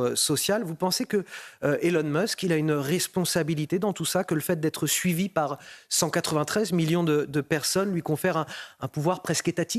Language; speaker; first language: French; native; French